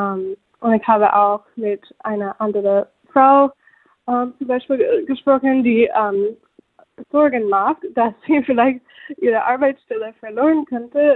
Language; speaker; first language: German; non-native, fluent; English